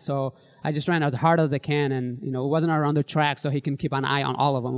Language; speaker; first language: English; early bilingual, other home language; Tigrinya